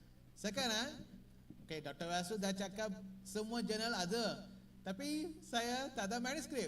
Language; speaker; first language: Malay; non-native, learner; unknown